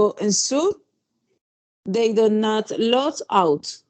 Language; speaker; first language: English; non-native, learner; Spanish